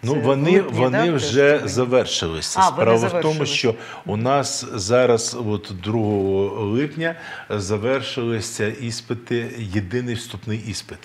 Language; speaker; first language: Ukrainian; native; Ukrainian